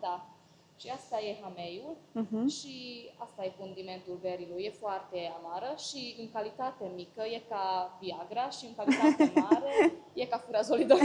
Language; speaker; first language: Romanian; non-native, local second language; Hungarian